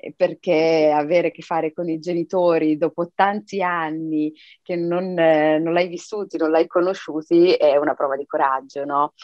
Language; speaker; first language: Italian; early bilingual, other home language; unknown